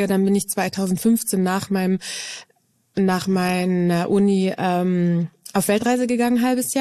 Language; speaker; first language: German; native; German